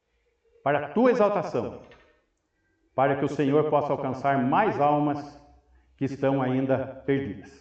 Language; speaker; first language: Portuguese; native; Portuguese